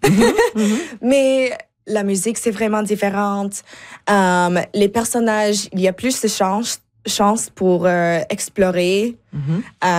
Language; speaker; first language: French; non-native, local second language; English